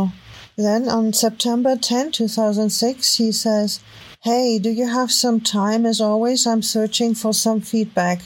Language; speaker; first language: English; non-native, fluent; German